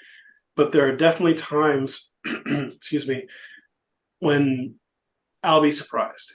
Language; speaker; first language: English; native; English